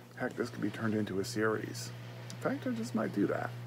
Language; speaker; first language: English; native; English